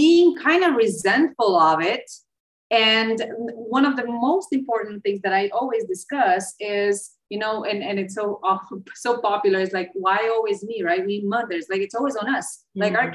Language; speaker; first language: English; non-native, fluent; Slovenian